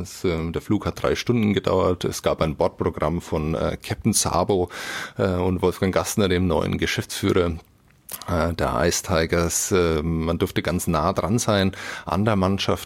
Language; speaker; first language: German; native; German